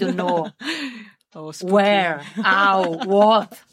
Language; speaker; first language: English; non-native, learner; Italian